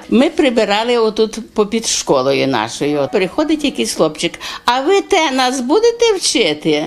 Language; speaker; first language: Ukrainian; native; Ukrainian